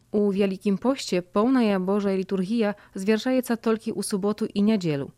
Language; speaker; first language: Belarusian; native; Belarusian